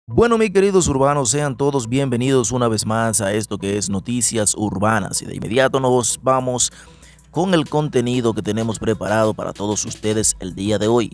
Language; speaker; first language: Spanish; native; Spanish